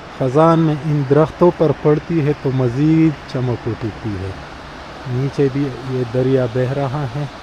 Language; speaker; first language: Urdu; non-native, local second language; Pashto